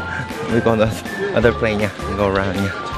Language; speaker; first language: English; non-native, learner; Korean